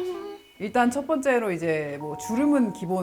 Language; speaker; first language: Korean; native; Korean